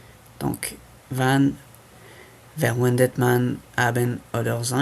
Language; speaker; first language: German; non-native, fluent; French